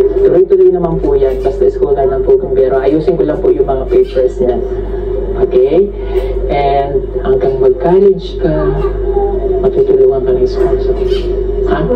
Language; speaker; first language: Filipino; non-native, local second language; Cebuano